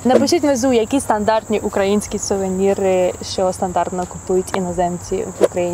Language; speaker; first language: Ukrainian; native; Ukrainian